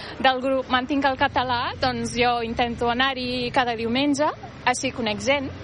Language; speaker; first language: Catalan; non-native, fluent; Turkish